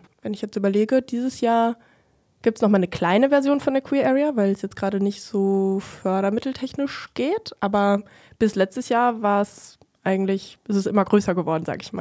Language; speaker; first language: German; native; German